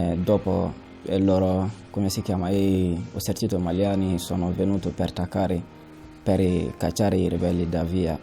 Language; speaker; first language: Italian; non-native, learner; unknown